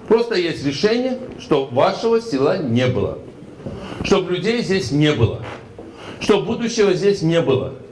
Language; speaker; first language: Russian; non-native, local second language; Georgian